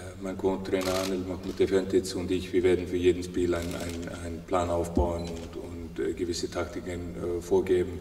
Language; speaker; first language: German; non-native, fluent; Icelandic